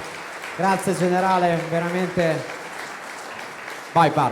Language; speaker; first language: Italian; native; Italian